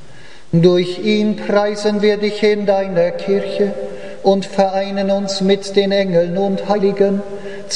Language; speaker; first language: German; native; German